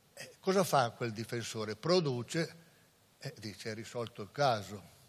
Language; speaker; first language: Italian; native; Italian